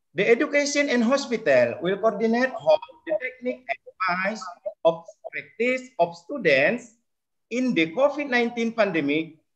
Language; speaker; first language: English; non-native, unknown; Indonesian